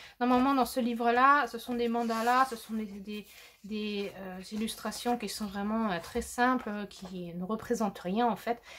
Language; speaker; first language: French; native; French